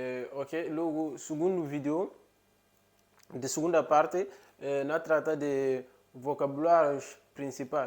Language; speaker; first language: Portuguese; non-native, local second language; Upper Guinea Crioulo